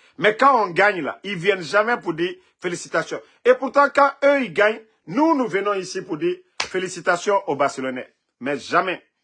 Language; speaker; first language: French; non-native, local second language; Mandingo